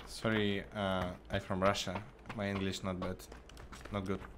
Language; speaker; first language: English; non-native, learner; Russian